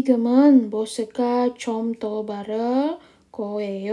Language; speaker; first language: Korean; non-native, fluent; Indonesian